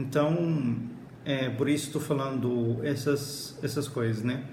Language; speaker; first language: Portuguese; non-native, fluent; Arabic